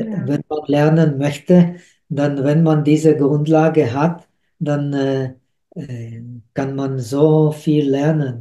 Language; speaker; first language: German; non-native, fluent; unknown